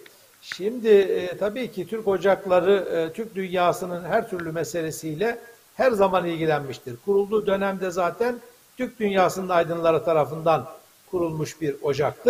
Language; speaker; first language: Turkish; native; Turkish